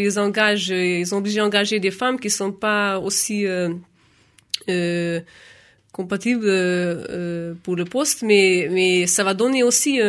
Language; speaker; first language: French; non-native, fluent; Hungarian